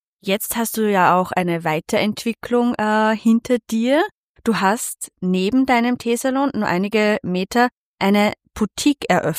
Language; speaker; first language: German; native; German